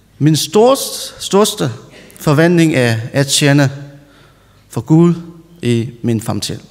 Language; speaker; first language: Danish; non-native, learner; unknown